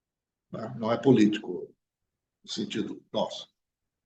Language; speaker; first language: Portuguese; native; Portuguese